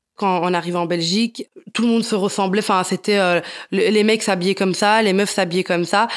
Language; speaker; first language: French; non-native, fluent; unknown